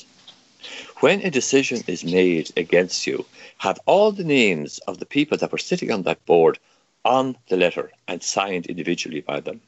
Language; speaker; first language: English; non-native, local second language; Irish